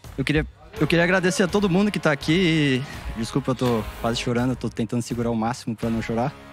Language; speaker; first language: Portuguese; native; Portuguese